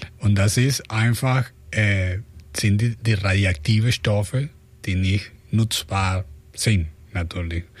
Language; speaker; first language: German; non-native, fluent; Spanish